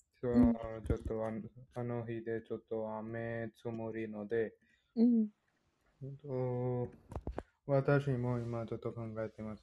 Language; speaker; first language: Japanese; non-native, learner; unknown